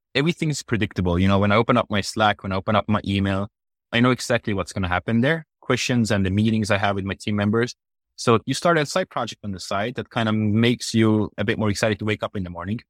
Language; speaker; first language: English; non-native, fluent; Estonian